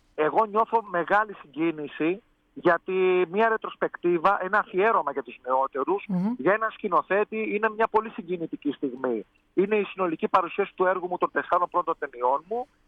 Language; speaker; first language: Greek; native; Greek